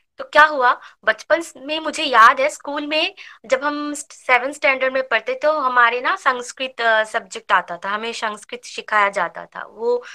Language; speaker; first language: Hindi; non-native, local second language; Bangla